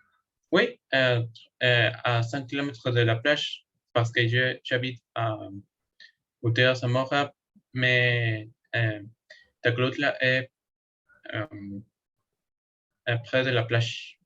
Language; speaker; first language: French; non-native, learner; Spanish